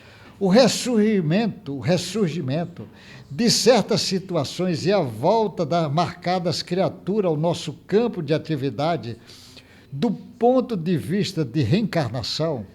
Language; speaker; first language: Portuguese; native; Portuguese